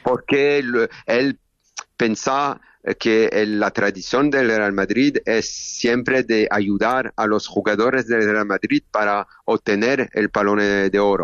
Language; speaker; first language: Spanish; non-native, learner; French